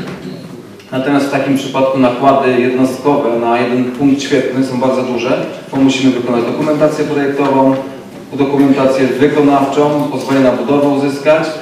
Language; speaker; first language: Polish; native; Polish